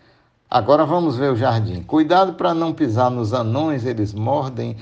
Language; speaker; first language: Portuguese; native; Portuguese